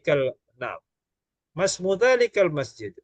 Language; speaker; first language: Arabic; non-native, fluent; Malay